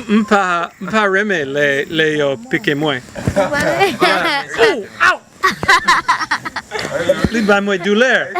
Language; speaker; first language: Haitian Creole; non-native, learner; English